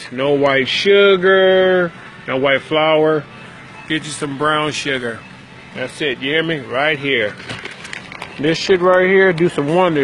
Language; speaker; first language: English; native; English